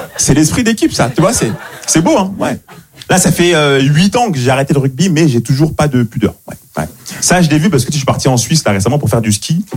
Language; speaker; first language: French; native; French